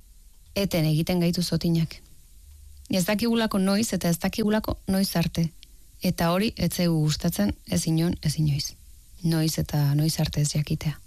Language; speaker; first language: Basque; native; Basque